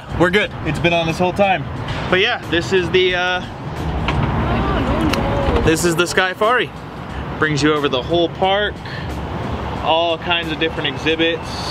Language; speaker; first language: English; native; English